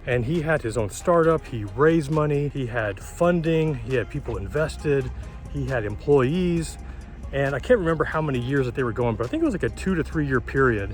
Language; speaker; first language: English; native; English